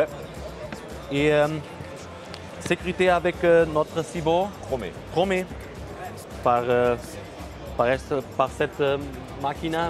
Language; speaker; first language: French; non-native, learner; German